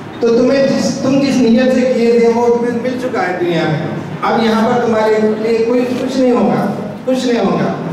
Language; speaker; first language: Urdu; native; Urdu